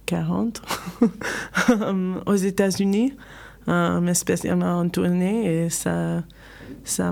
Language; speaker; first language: French; non-native, learner; English